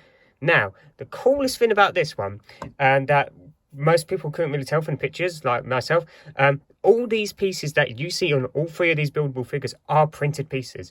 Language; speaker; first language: English; native; English